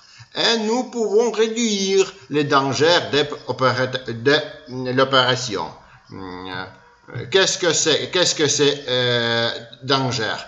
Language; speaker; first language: French; non-native, learner; Ukrainian